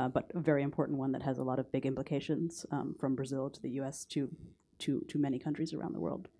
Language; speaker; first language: English; native; English